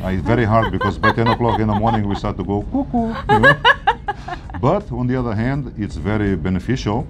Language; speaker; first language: English; non-native, fluent; Portuguese